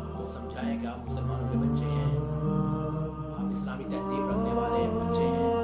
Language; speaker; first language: Urdu; native; Urdu